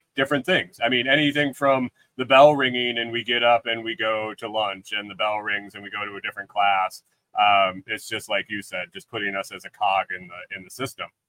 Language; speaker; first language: English; native; English